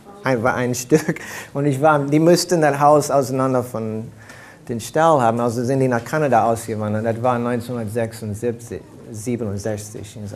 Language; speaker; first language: German; early bilingual, heritage; German